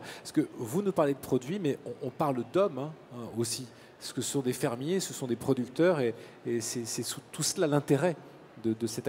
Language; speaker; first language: French; native; French